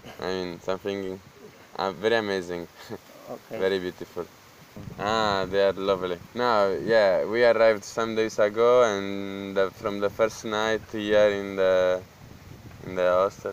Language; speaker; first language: English; non-native, learner; Italian